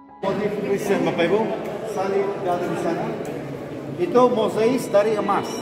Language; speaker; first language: Indonesian; non-native, fluent; Turkish